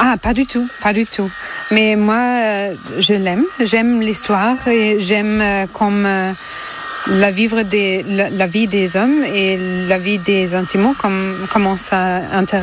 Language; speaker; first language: French; non-native, fluent; German